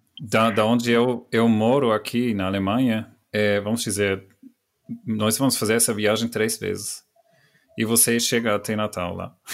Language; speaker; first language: Portuguese; non-native, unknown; German